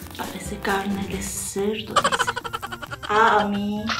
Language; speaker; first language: Spanish; non-native, learner; Korean